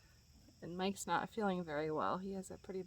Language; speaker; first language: English; native; English